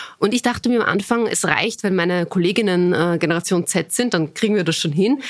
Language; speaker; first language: German; early bilingual, other home language; Bosnian